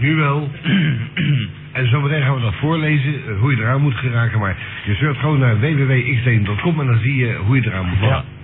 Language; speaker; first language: Dutch; native; Dutch